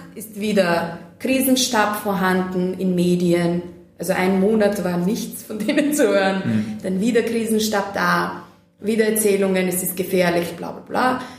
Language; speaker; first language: German; non-native, fluent; Serbian